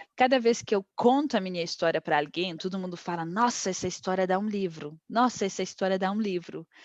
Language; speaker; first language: Portuguese; non-native, fluent; Arabic